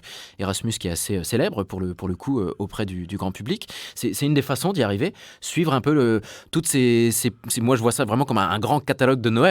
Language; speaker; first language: French; native; French